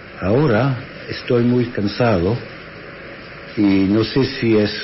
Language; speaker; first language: Spanish; non-native, fluent; English